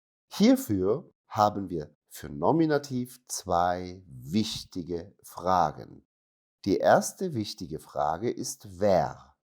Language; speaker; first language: German; non-native, fluent; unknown